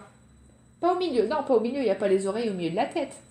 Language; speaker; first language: French; native; French